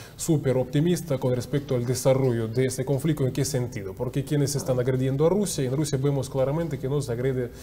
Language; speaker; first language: Spanish; non-native, fluent; Russian